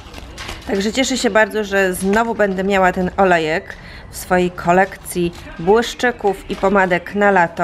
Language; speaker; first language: Polish; native; Polish